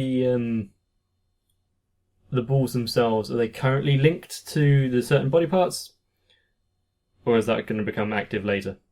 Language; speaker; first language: English; native; English